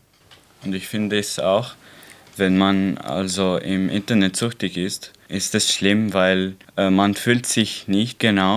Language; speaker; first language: German; non-native, learner; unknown